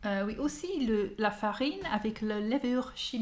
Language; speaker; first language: French; non-native, learner; English